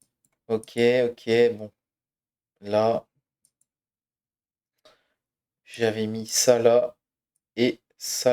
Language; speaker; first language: French; native; French